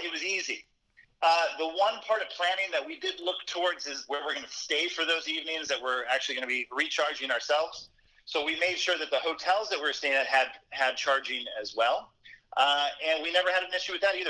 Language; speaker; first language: English; native; English